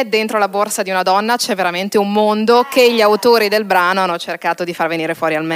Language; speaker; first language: Italian; native; Italian